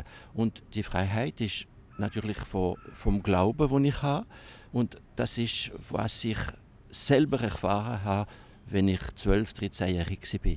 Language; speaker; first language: German; non-native, local second language; French